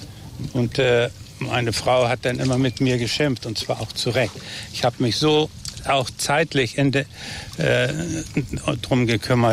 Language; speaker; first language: German; native; German